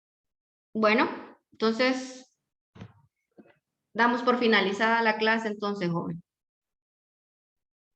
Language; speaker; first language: Spanish; native; Spanish